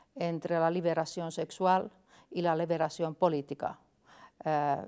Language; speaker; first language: Spanish; non-native, fluent; Finnish